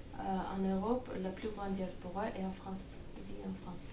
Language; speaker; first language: French; non-native, fluent; Armenian